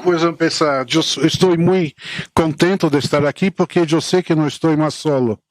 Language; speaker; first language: Spanish; non-native, fluent; Portuguese